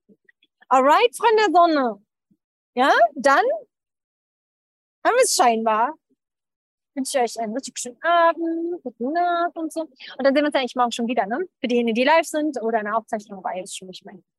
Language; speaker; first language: German; native; German